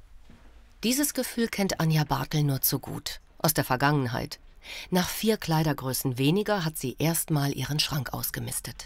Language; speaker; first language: German; native; German